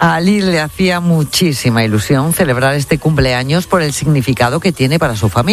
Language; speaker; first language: Spanish; native; Spanish